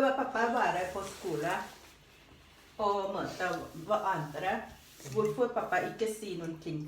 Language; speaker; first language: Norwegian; non-native, learner; Thai